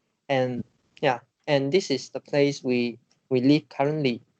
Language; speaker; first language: English; non-native, learner; Chinese